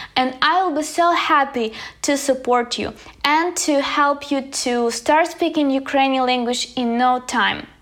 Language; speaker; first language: English; non-native, fluent; Ukrainian